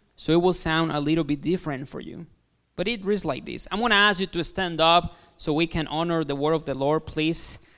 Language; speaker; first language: English; non-native, fluent; Spanish